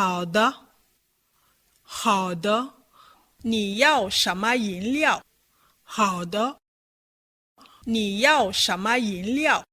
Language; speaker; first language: Chinese; non-native, learner; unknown